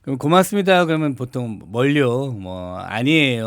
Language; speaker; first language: Korean; native; Korean